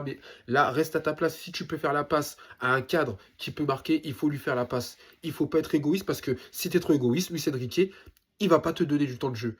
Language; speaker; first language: French; native; French